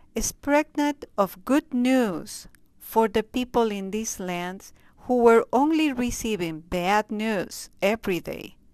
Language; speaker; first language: English; non-native, fluent; Spanish